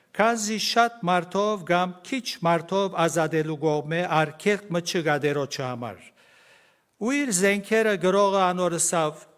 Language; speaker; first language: Armenian; early bilingual, heritage; Armenian